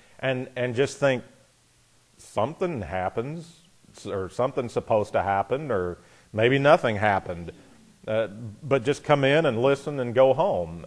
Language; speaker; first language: English; native; English